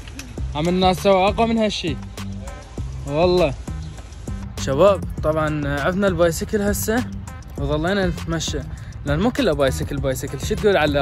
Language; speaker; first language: Arabic; native; Arabic